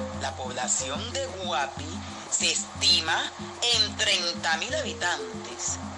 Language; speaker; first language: Spanish; native; Spanish